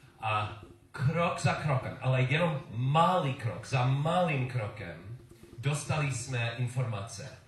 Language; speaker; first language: Czech; non-native, learner; English